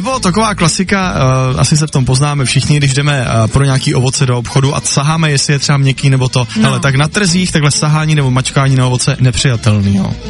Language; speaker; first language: Czech; native; Czech